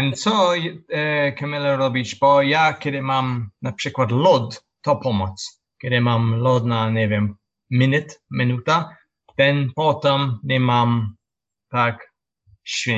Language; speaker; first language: Polish; non-native, learner; English